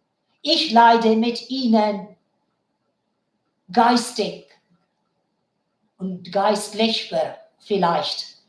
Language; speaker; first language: German; non-native, fluent; Bangla